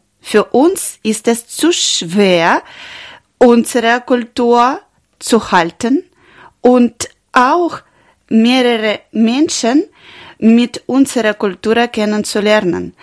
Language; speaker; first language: German; non-native, learner; Ukrainian